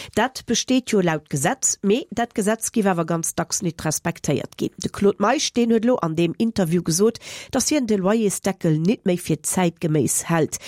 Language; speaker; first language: Luxembourgish; native; Luxembourgish